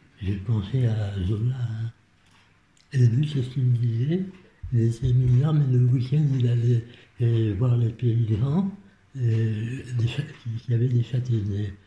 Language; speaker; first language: French; non-native, local second language; Arabic